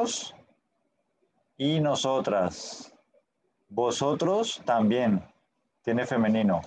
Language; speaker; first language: Spanish; native; Spanish